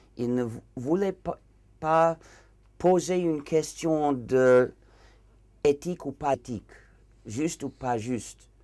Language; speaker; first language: French; non-native, fluent; English